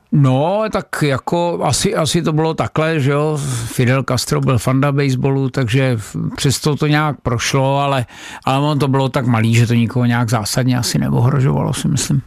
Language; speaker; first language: Czech; native; Czech